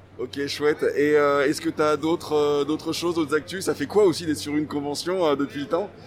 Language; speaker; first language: French; native; French